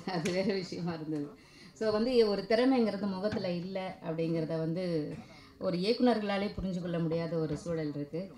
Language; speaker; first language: Tamil; native; Tamil